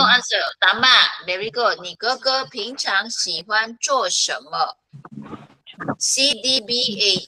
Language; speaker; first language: Chinese; non-native, fluent; Filipino